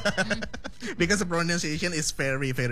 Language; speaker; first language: English; non-native, fluent; Indonesian